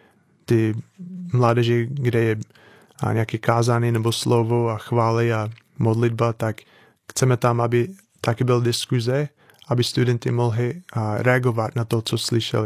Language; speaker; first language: Czech; non-native, fluent; English